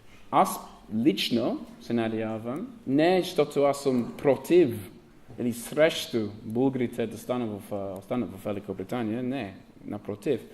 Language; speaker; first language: Bulgarian; non-native, learner; English